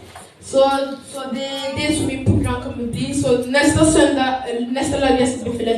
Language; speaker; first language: Swedish; early bilingual, other home language; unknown